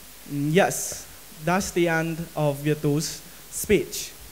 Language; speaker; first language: English; non-native, fluent; Vietnamese